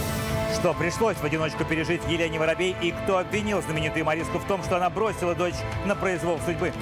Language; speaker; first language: Russian; native; Russian